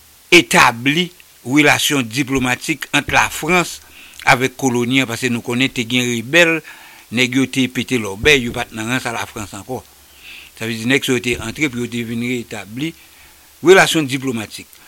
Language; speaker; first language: French; native; French